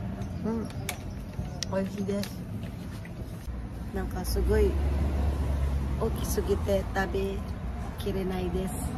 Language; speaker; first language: Japanese; non-native, fluent; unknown